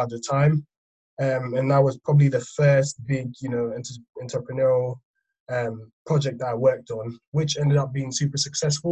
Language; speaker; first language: English; non-native, local second language; Akan